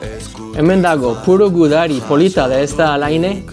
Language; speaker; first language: Basque; non-native, learner; English